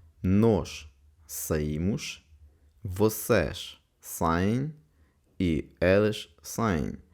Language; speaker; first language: Portuguese; non-native, fluent; Ukrainian